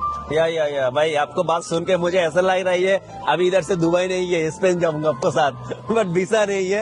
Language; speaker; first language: Hindi; non-native, fluent; Bangla